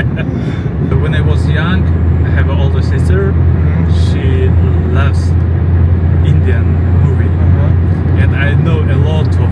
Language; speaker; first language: English; non-native, fluent; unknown